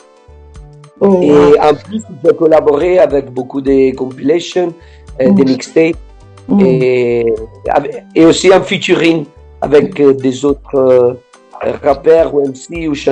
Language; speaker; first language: French; non-native, fluent; Italian